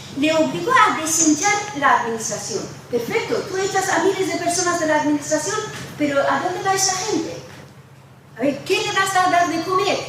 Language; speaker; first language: Spanish; non-native, fluent; Persian